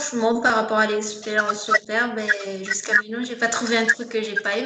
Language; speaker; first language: French; non-native, local second language; Malagasy